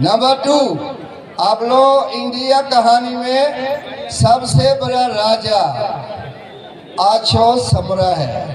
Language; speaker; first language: Hindi; non-native, learner; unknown